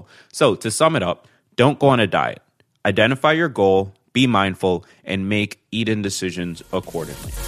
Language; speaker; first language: English; native; English